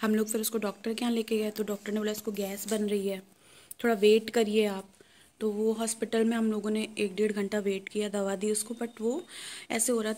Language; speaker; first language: Hindi; native; Hindi